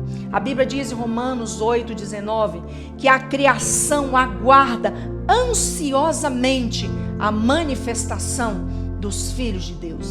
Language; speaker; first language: Portuguese; native; Portuguese